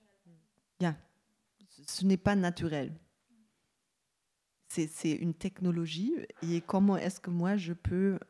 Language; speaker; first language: French; non-native, fluent; German